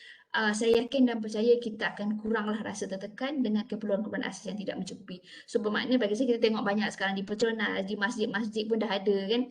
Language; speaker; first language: Malay; native; Malay